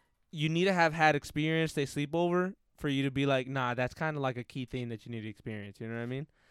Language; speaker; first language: English; early bilingual, other home language; Spanish